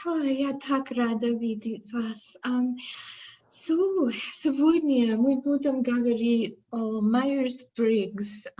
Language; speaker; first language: Russian; non-native, fluent; English